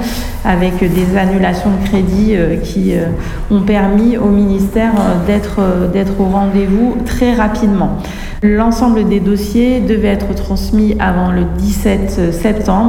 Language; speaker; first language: French; native; French